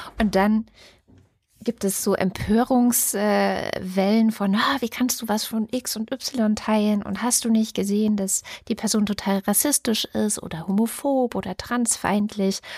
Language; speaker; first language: German; native; German